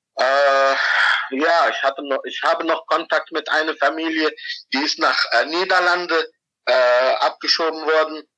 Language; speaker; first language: German; non-native, fluent; Arabic